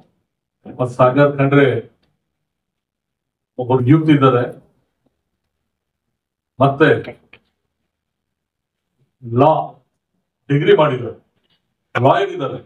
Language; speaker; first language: Kannada; non-native, local second language; Urdu